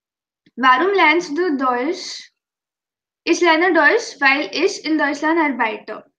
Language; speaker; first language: German; non-native, fluent; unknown